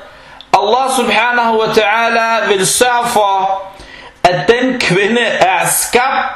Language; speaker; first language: Danish; non-native, local second language; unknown